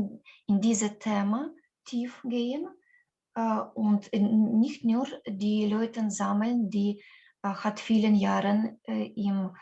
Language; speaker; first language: German; non-native, learner; Russian